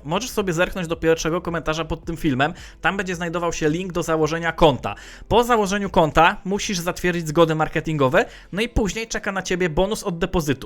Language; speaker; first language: Polish; native; Polish